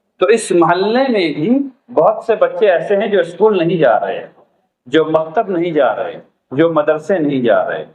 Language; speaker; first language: Urdu; native; Urdu